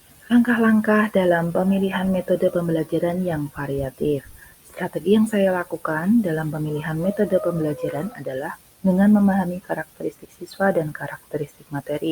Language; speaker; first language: Indonesian; native; Indonesian